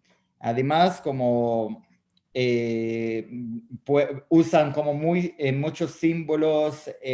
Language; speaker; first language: Spanish; non-native, fluent; Arabic